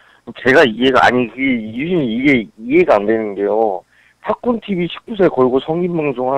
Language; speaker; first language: Korean; native; Korean